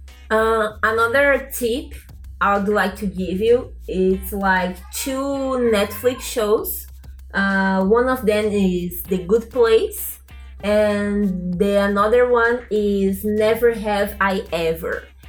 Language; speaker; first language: English; non-native, learner; Portuguese